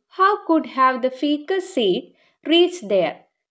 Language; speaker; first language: English; non-native, local second language; Malayalam